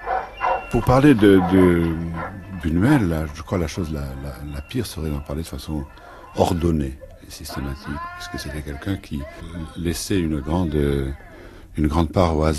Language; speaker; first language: French; native; French